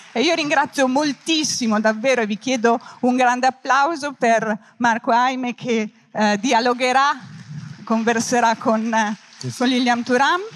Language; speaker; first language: Italian; native; Italian